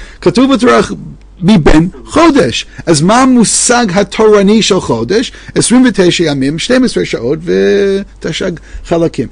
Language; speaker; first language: Hebrew; non-native, fluent; English